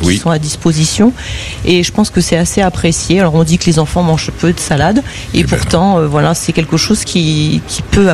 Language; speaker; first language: French; native; French